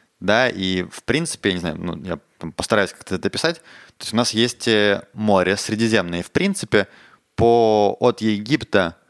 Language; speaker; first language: Russian; native; Russian